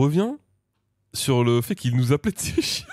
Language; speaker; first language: French; native; French